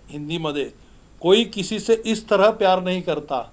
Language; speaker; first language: Hindi; non-native, local second language; Marathi